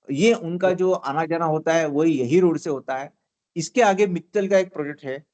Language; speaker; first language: Hindi; non-native, local second language; Marathi